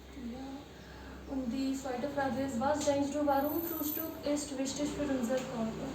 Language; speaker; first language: German; non-native, learner; Hindi